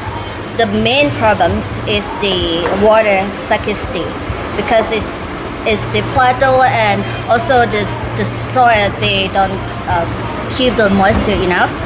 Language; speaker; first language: English; non-native, learner; Thai